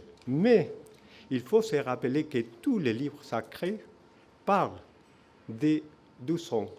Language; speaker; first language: French; non-native, fluent; Spanish